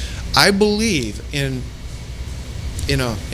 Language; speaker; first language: English; native; English